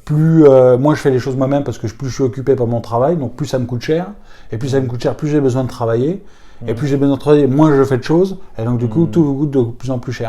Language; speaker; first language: French; native; French